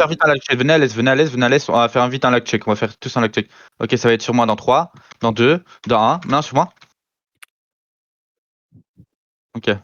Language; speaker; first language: French; native; French